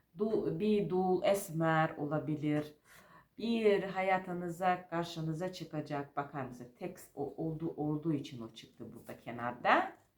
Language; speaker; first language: Turkish; non-native, fluent; Georgian